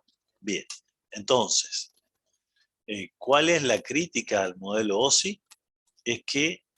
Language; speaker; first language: Spanish; native; Spanish